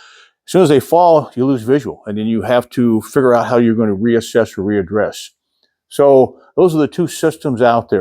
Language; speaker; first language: English; native; English